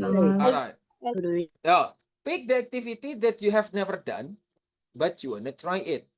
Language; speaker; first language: English; non-native, fluent; Indonesian